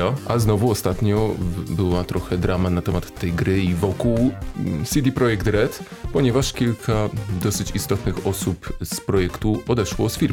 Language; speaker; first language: Polish; native; Polish